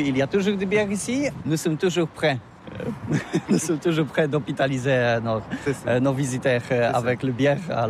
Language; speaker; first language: French; non-native, learner; Polish